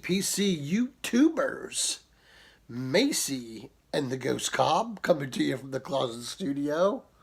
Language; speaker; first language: English; native; English